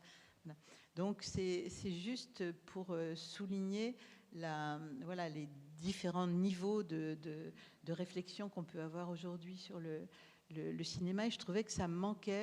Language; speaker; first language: French; native; French